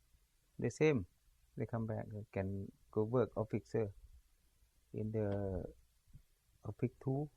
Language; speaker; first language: English; non-native, learner; Lao